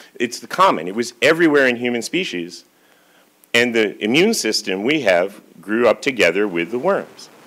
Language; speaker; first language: English; native; English